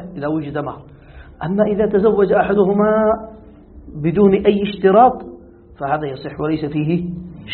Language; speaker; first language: Arabic; native; Arabic